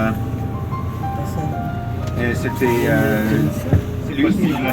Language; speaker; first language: French; non-native, fluent; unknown